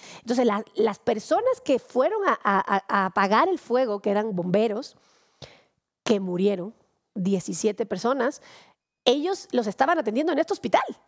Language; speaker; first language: Spanish; native; Spanish